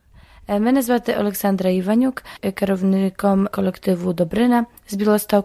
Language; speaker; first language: Ukrainian; early bilingual, heritage; Ukrainian